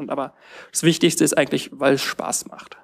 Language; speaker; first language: German; native; German